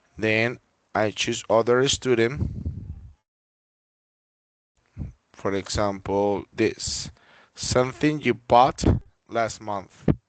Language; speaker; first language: English; non-native, fluent; Spanish